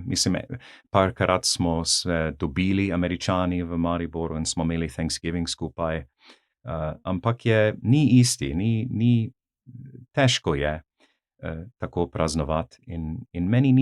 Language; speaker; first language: Slovenian; non-native, fluent; English